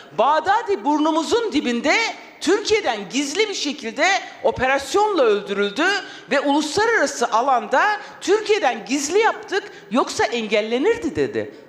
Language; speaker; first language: Turkish; non-native, local second language; Kurdish